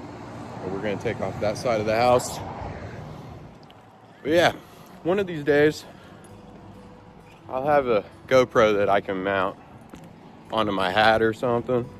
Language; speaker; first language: English; native; English